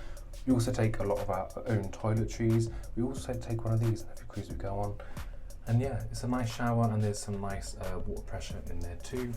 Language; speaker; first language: English; native; English